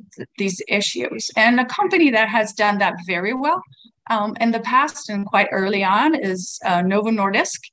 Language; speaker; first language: English; non-native, fluent; Swedish